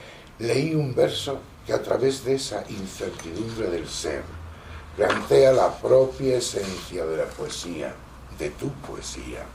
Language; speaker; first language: Spanish; native; Spanish